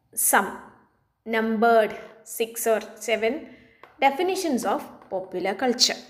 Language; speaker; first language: English; non-native, local second language; Malayalam